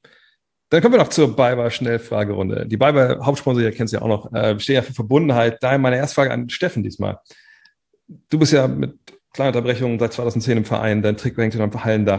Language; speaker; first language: German; native; German